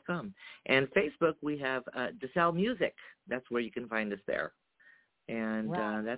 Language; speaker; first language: English; early bilingual, other home language; Japanese